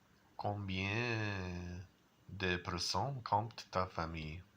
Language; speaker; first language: French; non-native, learner; English